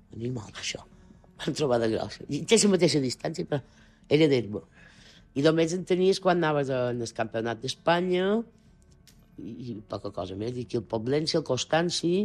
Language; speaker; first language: Catalan; native; Catalan